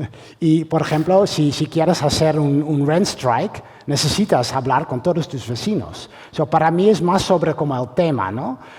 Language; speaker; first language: Spanish; non-native, fluent; Dutch